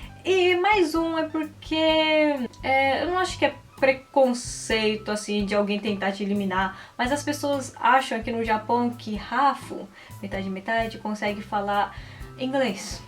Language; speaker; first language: Portuguese; early bilingual, heritage; Portuguese